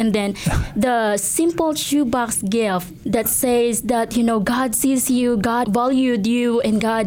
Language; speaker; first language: English; non-native, local second language; Cebuano